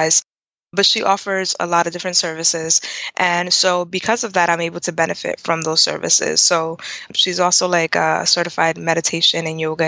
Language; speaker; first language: English; native; English